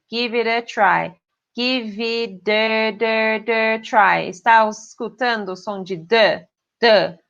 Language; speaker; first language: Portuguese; non-native, fluent; English